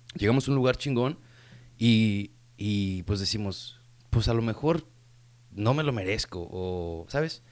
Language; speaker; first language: Spanish; native; Spanish